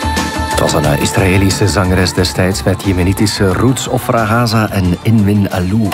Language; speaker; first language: Dutch; native; Dutch